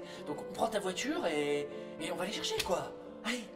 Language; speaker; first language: French; native; French